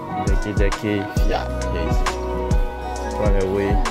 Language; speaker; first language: English; non-native, learner; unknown